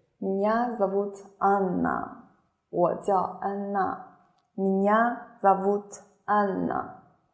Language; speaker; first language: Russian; non-native, fluent; Chinese